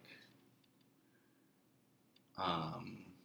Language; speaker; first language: English; native; English